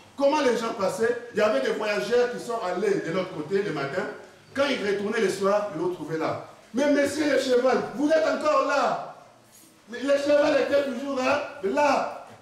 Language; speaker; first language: French; non-native, local second language; Lingala